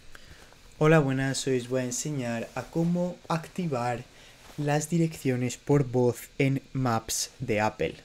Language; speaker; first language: Spanish; native; Spanish